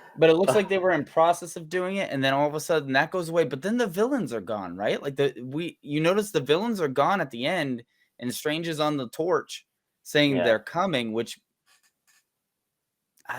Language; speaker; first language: English; native; English